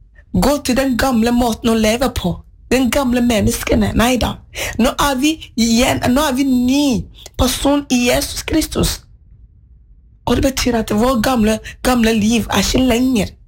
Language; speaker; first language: Norwegian; non-native, fluent; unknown